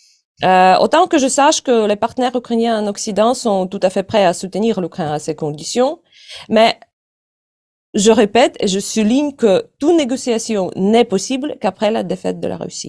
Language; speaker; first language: French; non-native, fluent; Ukrainian